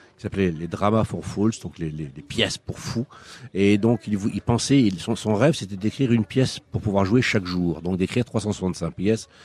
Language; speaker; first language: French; native; French